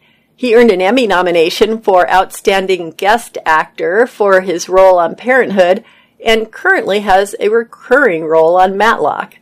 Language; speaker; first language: English; native; English